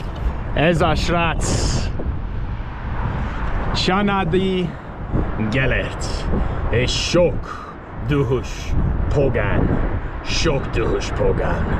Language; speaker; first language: Hungarian; non-native, learner; English